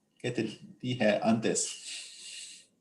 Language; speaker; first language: Spanish; non-native, learner; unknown